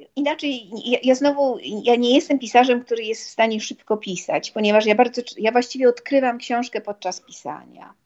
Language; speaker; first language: Polish; native; Polish